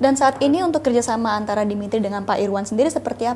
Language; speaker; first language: Indonesian; native; Indonesian